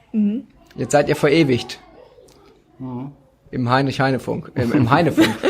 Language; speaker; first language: German; native; German